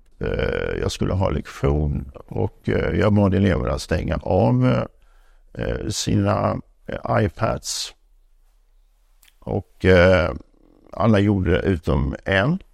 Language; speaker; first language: Swedish; native; Swedish